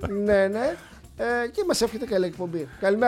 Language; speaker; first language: Greek; native; Greek